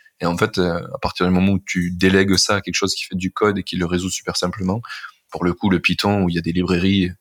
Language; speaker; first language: French; native; French